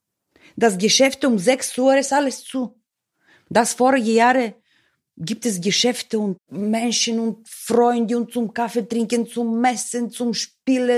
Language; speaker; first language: German; non-native, learner; Bulgarian